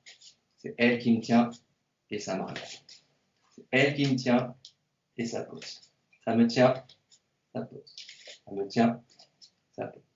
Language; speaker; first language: French; native; French